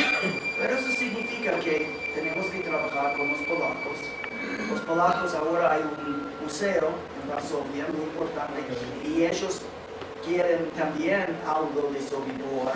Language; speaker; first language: Spanish; non-native, fluent; English